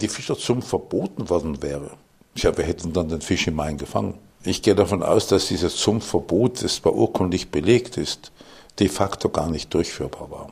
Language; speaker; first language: German; native; German